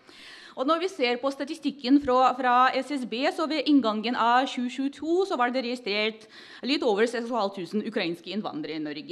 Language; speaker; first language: Norwegian; non-native, fluent; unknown